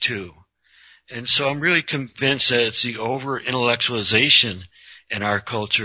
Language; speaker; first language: English; native; English